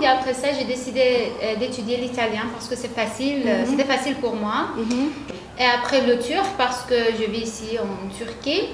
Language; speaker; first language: French; non-native, fluent; Persian